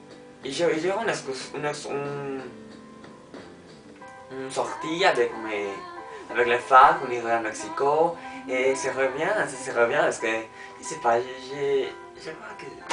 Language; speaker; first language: French; non-native, learner; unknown